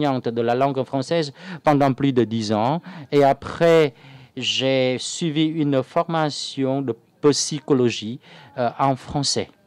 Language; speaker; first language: French; non-native, fluent; Vietnamese